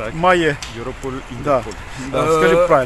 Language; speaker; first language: Ukrainian; non-native, learner; French